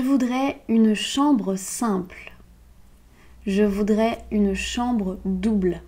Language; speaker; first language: French; native; French